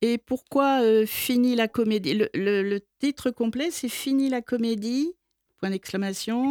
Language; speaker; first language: French; native; French